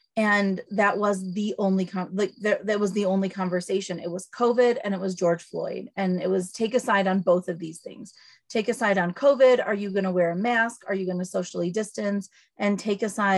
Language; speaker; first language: English; native; English